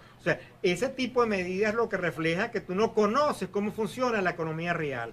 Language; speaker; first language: Spanish; native; Spanish